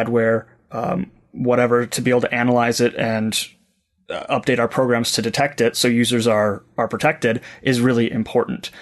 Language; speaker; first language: English; native; English